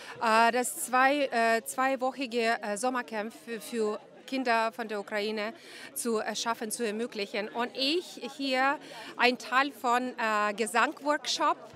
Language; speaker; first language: German; non-native, fluent; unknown